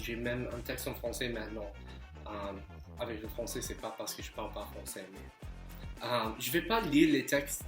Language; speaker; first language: French; non-native, fluent; English